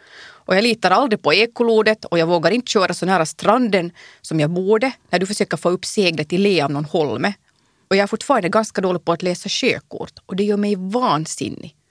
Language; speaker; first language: Swedish; native; Swedish